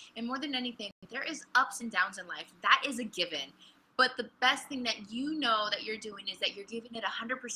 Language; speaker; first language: English; early bilingual, other home language; Spanish